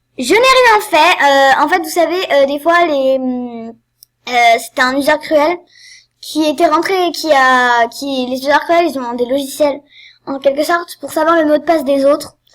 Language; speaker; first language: French; native; French